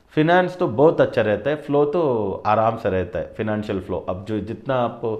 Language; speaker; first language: Hindi; non-native, local second language; Kannada